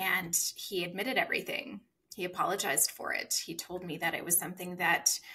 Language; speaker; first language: English; native; English